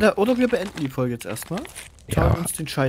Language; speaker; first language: German; native; German